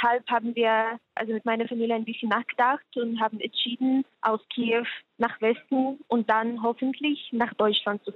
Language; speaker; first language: German; non-native, fluent; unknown